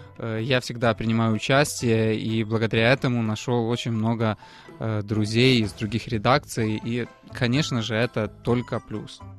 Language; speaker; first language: Russian; native; Russian